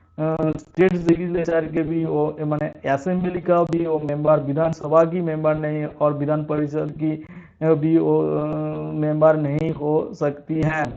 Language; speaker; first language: Hindi; non-native, local second language; Bangla